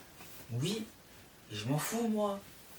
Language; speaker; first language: French; native; French